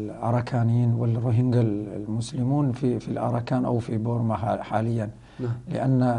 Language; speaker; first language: Arabic; non-native, fluent; Rohingya